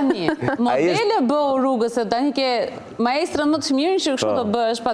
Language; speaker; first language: Albanian; native; Albanian